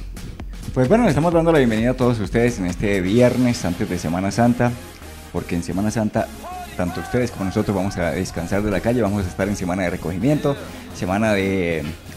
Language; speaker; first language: Spanish; native; Spanish